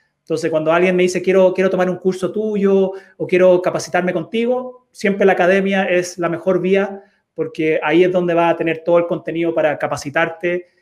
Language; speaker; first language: Spanish; early bilingual, heritage; Spanish